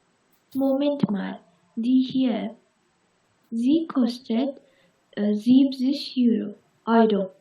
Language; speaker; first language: German; non-native, learner; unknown